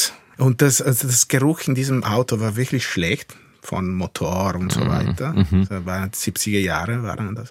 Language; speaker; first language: German; non-native, fluent; Italian